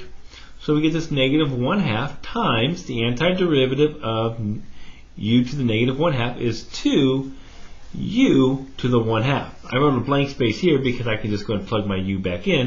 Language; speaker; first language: English; native; English